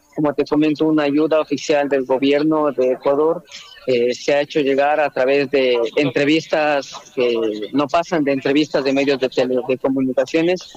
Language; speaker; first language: Spanish; native; Spanish